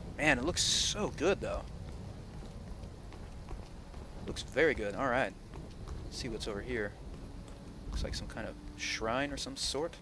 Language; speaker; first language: English; native; English